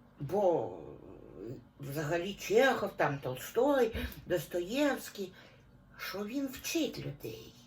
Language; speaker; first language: Ukrainian; non-native, local second language; Russian